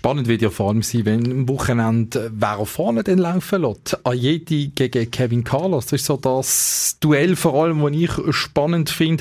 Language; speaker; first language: German; native; German